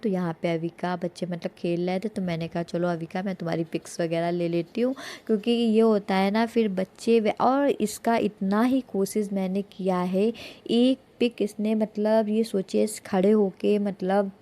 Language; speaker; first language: Hindi; native; Hindi